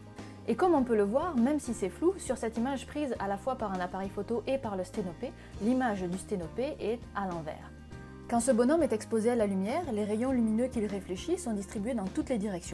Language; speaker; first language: French; native; French